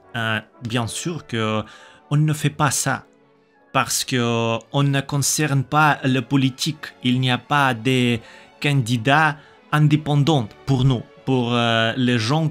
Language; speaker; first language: French; non-native, learner; Russian